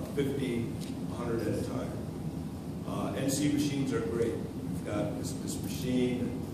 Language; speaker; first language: English; native; English